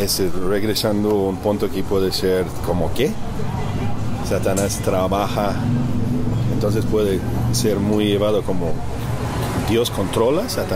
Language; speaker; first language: Spanish; early bilingual, heritage; Spanish